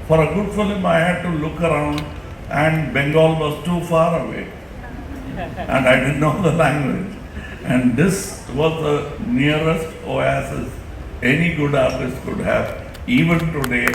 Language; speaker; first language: English; non-native, local second language; Tamil